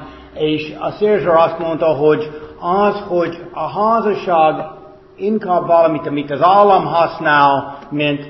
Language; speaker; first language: Hungarian; non-native, fluent; English